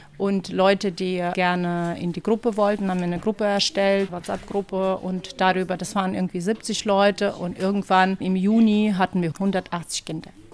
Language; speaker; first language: German; non-native, fluent; Ukrainian